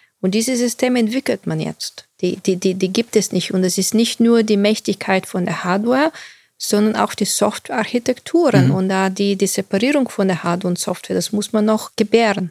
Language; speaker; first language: German; non-native, fluent; Bulgarian